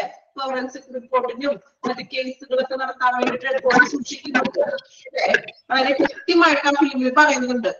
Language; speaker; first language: Malayalam; native; Malayalam